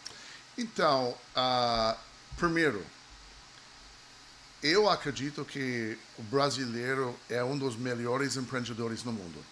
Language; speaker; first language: Portuguese; non-native, fluent; English